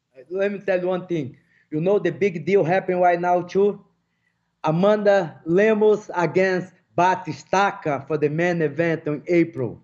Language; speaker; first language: English; non-native, fluent; Portuguese